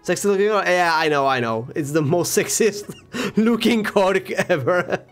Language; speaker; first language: English; non-native, fluent; Czech